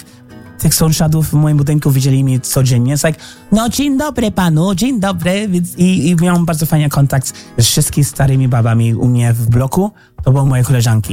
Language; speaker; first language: Polish; non-native, fluent; English